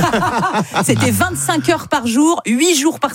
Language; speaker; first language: French; native; French